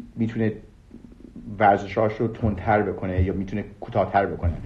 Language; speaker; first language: Persian; early bilingual, heritage; Persian